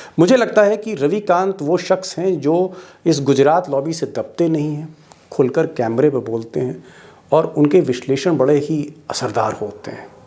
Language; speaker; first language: Hindi; native; Hindi